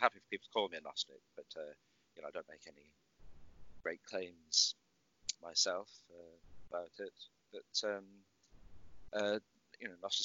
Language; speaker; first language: English; native; English